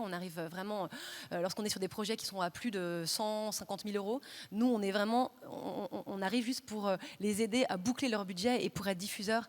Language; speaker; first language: French; native; French